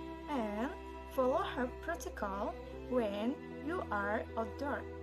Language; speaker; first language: English; non-native, learner; Indonesian